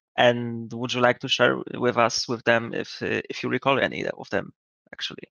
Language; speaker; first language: English; non-native, learner; Polish